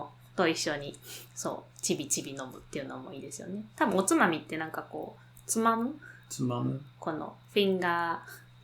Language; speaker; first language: Japanese; native; Japanese